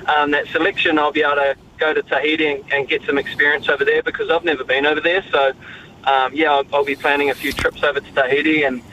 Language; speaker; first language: English; native; English